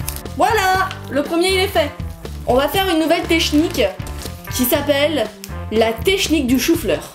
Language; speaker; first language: French; native; French